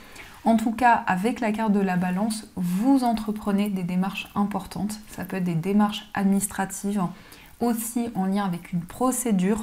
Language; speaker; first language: French; native; French